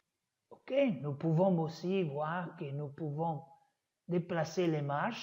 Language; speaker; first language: French; non-native, learner; Italian